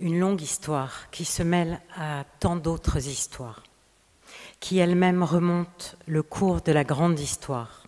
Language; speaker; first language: French; native; French